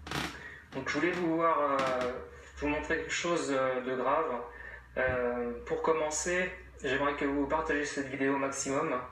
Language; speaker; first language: French; native; French